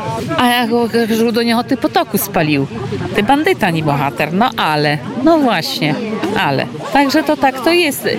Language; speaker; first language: Polish; non-native, local second language; Belarusian